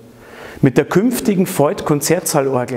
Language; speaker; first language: German; native; German